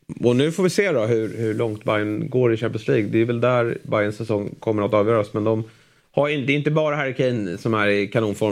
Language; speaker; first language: Swedish; native; Swedish